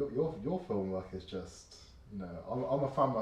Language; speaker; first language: English; native; English